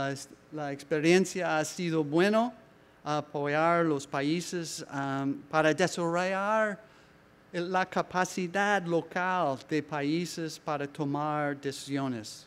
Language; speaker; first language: Spanish; non-native, learner; English